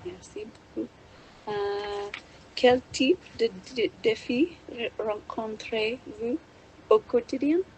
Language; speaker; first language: French; non-native, learner; English